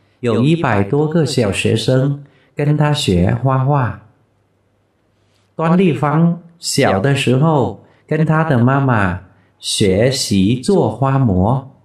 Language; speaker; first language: Chinese; non-native, fluent; Vietnamese